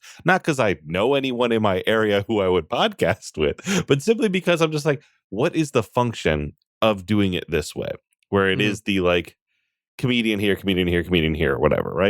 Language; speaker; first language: English; native; English